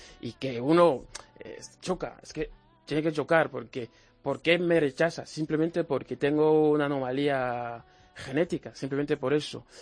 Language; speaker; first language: Spanish; non-native, fluent; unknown